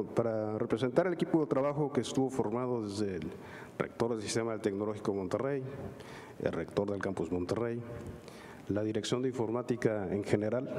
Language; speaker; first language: Spanish; native; Spanish